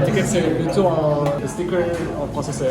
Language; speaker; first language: French; non-native, fluent; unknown